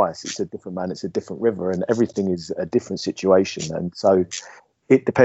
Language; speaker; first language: English; native; English